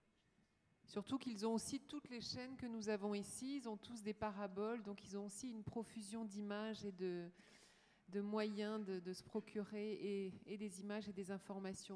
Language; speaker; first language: French; native; French